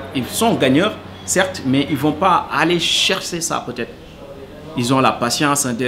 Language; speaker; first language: French; non-native, local second language; Wolof